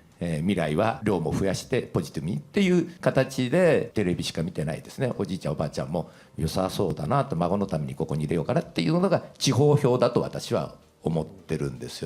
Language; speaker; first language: Japanese; native; Japanese